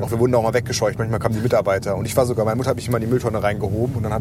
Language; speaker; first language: German; native; German